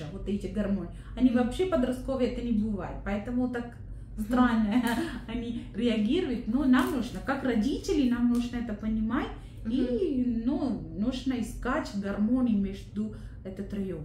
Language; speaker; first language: Russian; non-native, learner; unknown